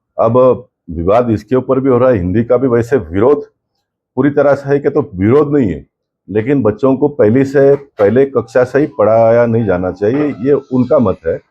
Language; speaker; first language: Hindi; non-native, local second language; Kannada